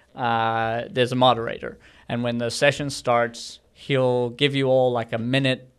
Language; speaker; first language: English; native; English